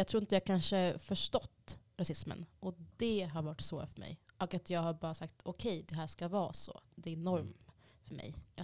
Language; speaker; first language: Swedish; early bilingual, other home language; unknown